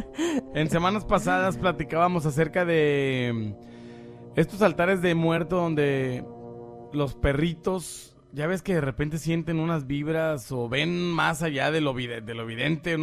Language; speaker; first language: Spanish; native; Spanish